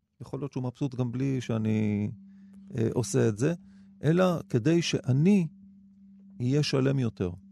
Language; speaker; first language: Hebrew; native; Hebrew